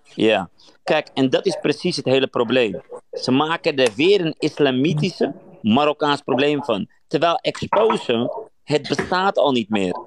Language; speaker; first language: Dutch; early bilingual, other home language; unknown